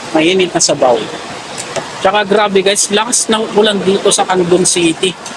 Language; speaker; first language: Filipino; non-native, local second language; Iloko